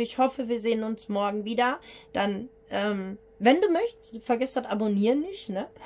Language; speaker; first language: German; native; German